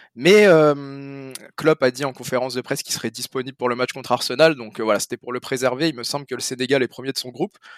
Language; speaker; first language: French; native; French